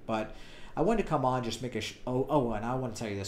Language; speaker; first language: English; native; English